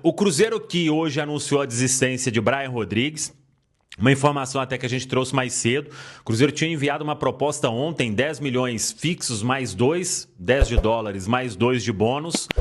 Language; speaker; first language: Portuguese; native; Portuguese